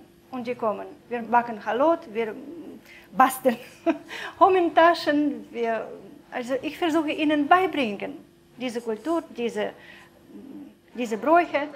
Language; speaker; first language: German; non-native, fluent; Russian